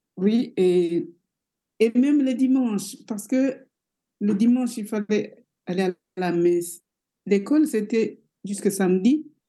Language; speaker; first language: French; non-native, local second language; Rundi